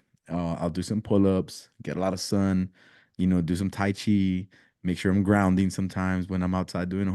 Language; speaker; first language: English; early bilingual, other home language; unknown